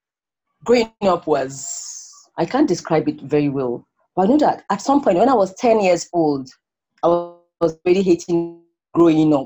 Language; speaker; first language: English; non-native, local second language; Igbo